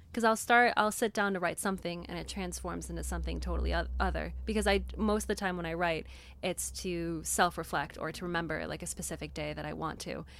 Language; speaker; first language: English; native; English